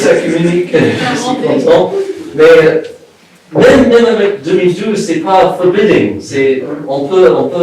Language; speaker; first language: French; non-native, fluent; English